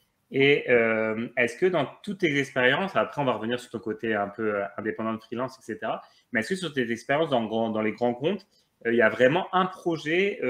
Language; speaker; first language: French; native; French